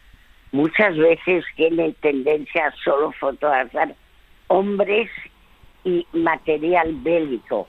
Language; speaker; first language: Spanish; early bilingual, other home language; French